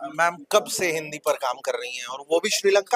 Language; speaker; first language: Hindi; native; Hindi